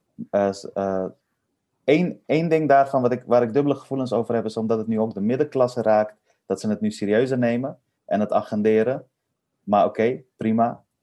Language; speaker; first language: Dutch; early bilingual, other home language; Persian